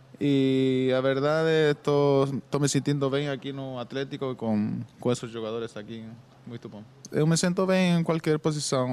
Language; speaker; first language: Portuguese; non-native, fluent; Spanish